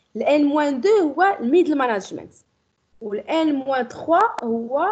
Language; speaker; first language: French; non-native, local second language; Arabic